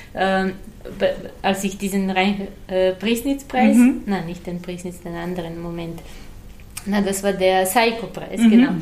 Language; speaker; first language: German; non-native, fluent; Serbian